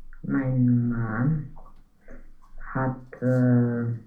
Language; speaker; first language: German; non-native, learner; Romanian